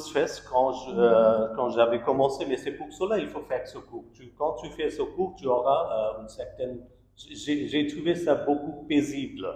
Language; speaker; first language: French; non-native, learner; Bangla